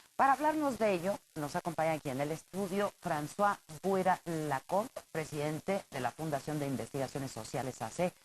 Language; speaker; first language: Spanish; native; Spanish